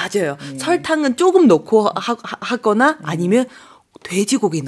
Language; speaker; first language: Korean; non-native, fluent; Chinese